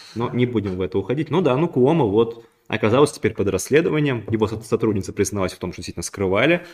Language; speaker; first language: Russian; native; Russian